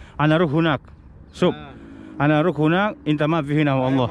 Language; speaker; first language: Arabic; non-native, learner; Indonesian